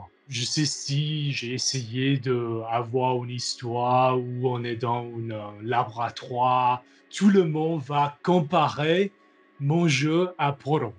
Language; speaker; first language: French; non-native, learner; English